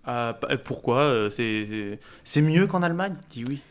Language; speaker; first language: French; native; French